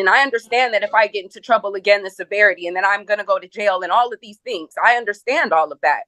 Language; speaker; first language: English; native; English